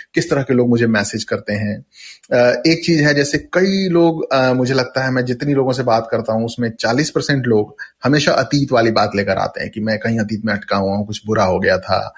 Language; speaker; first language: Hindi; non-native, local second language; Bhojpuri